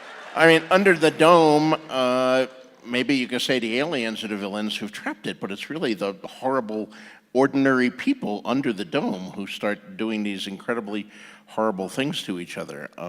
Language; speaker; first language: English; native; English